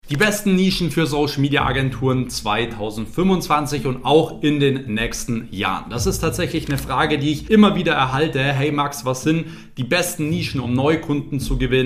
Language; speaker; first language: German; native; German